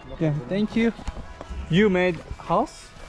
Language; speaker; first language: English; non-native, learner; Korean